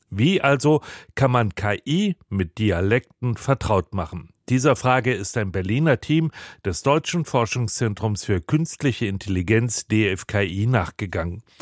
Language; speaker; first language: German; native; German